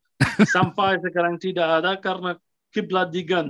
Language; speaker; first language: Indonesian; non-native, fluent; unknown